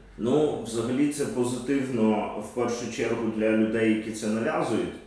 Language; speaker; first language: Ukrainian; native; Ukrainian